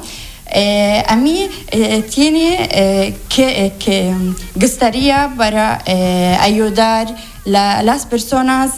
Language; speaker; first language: Spanish; non-native, learner; Arabic